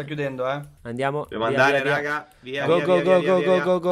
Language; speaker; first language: Italian; native; Italian